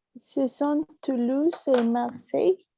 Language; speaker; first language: French; non-native, learner; Spanish